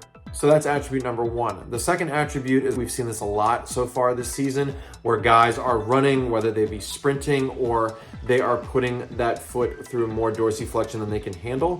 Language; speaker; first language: English; native; English